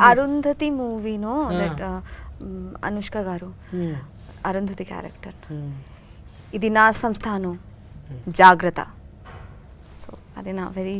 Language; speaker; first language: Telugu; non-native, learner; Bangla